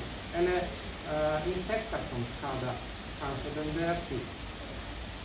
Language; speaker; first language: Swedish; non-native, learner; Russian